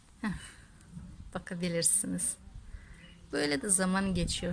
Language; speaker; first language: Turkish; non-native, learner; Russian